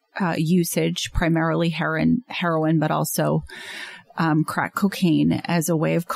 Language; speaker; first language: English; native; English